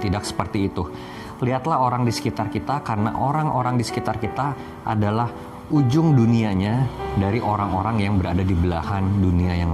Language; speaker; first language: Indonesian; native; Indonesian